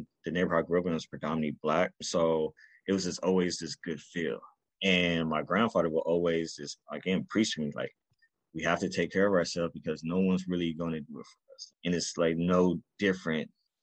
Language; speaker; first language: English; native; English